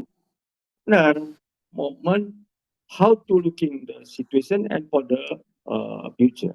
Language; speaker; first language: English; non-native, learner; Indonesian